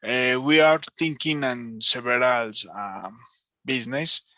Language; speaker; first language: English; non-native, learner; Spanish